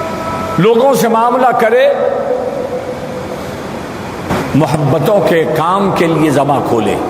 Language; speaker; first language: Urdu; native; Urdu